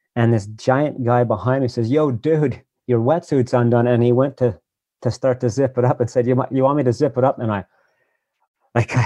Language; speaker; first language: English; native; English